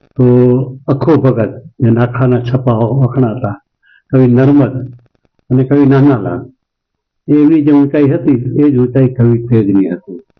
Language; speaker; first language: Gujarati; non-native, local second language; Kachhi